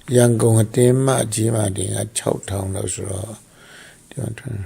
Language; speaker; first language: Burmese; non-native, local second language; Tedim Chin